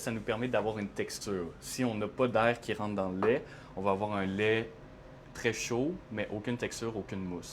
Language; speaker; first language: French; native; French